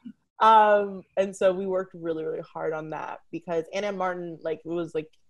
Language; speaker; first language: English; native; English